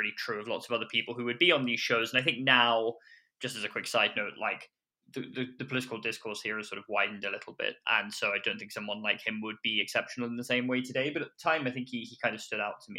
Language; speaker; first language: English; native; English